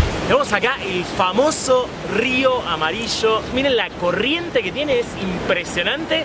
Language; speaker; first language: Spanish; native; Spanish